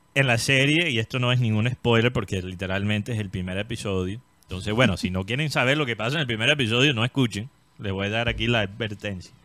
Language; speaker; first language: Spanish; native; Spanish